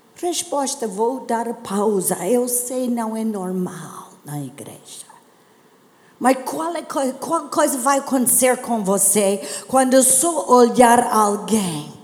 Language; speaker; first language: Portuguese; non-native, learner; English